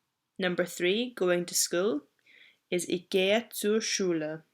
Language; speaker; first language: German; non-native, fluent; English